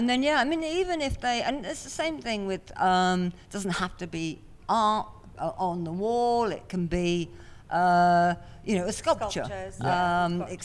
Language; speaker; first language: English; native; English